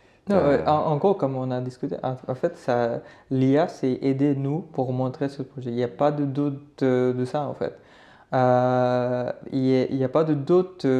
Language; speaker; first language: French; non-native, learner; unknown